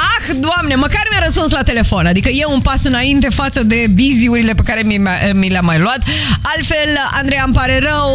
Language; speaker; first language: Romanian; native; Romanian